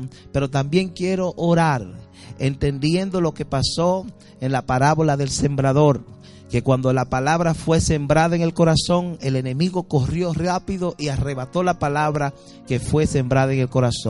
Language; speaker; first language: Spanish; native; Spanish